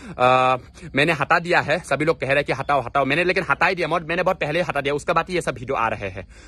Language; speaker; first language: Hindi; non-native, local second language; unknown